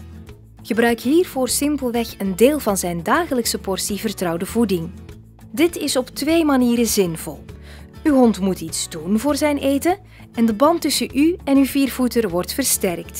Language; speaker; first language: Dutch; native; Dutch